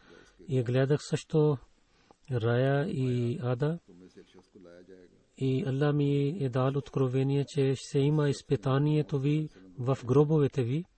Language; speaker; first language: Bulgarian; non-native, fluent; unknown